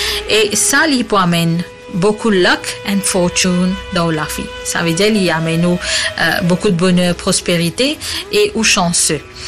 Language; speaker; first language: French; native; French